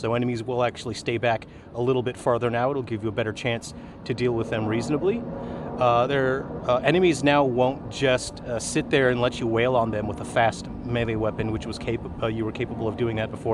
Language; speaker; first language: English; native; English